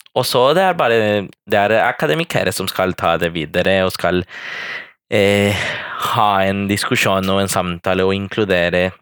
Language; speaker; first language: Norwegian; non-native, fluent; Spanish